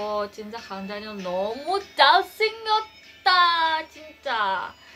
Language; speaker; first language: Korean; non-native, learner; Indonesian